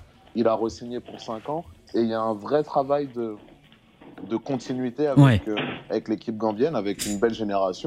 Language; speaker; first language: French; native; French